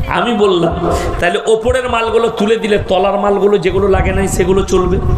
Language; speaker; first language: Bangla; native; Bangla